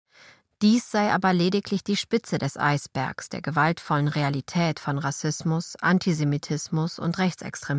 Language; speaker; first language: German; native; German